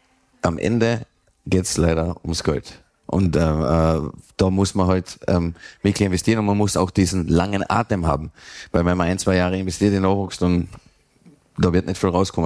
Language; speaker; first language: German; native; German